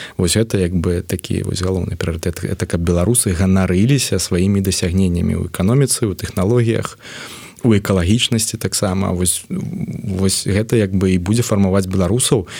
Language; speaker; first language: Belarusian; non-native, local second language; Russian